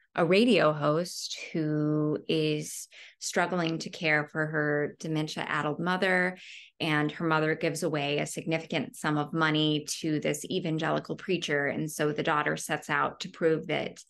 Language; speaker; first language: English; native; English